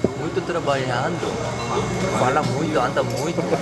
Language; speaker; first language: Portuguese; non-native, learner; Korean